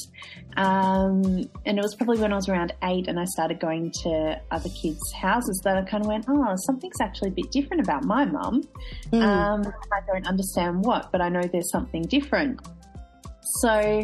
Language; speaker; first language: English; native; English